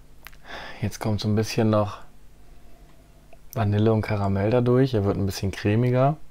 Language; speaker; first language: German; native; German